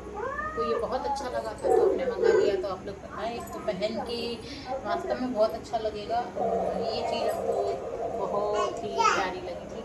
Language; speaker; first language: Hindi; native; Hindi